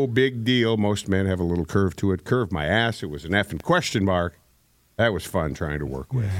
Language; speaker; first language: English; native; English